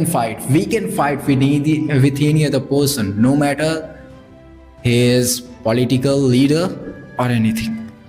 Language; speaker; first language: English; non-native, learner; Bhojpuri